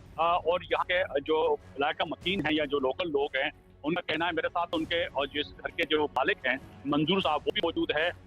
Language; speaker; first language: Urdu; native; Urdu